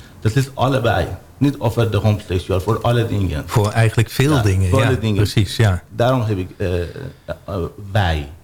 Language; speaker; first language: Dutch; non-native, learner; Persian